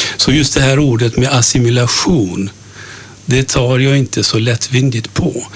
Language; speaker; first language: Swedish; early bilingual, other home language; Turkish